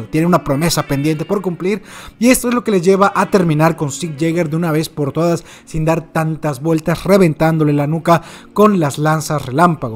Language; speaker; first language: Spanish; native; Spanish